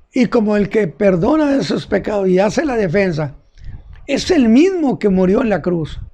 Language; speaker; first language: Spanish; native; Spanish